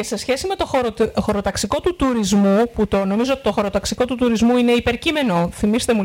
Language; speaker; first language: Greek; native; Greek